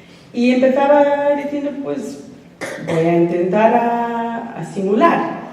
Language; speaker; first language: Spanish; non-native, fluent; English